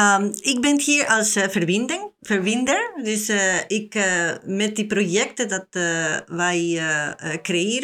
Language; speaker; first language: Dutch; non-native, learner; Spanish